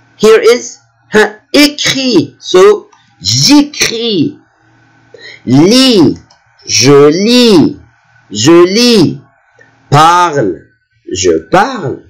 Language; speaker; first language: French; non-native, fluent; Arabic